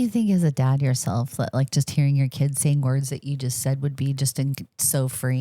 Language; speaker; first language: English; native; English